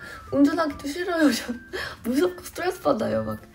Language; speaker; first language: Korean; non-native, fluent; English